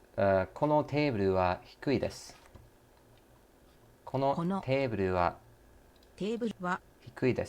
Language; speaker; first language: Japanese; non-native, learner; English